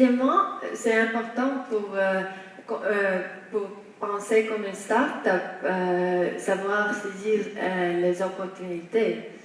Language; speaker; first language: French; non-native, fluent; Estonian